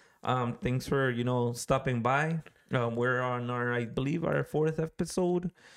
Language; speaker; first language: English; early bilingual, other home language; Spanish